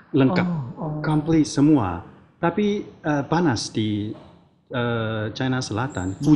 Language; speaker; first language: Indonesian; non-native, learner; Chinese